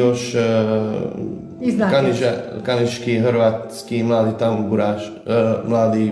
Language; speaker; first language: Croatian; non-native, local second language; Hungarian